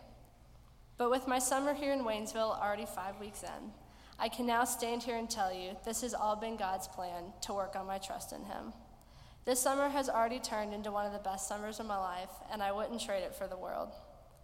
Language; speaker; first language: English; native; English